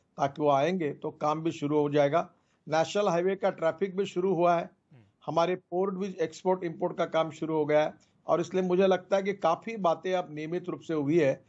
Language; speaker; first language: Hindi; non-native, local second language; Marathi